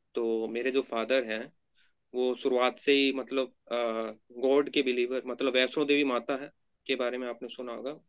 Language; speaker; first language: Hindi; native; Hindi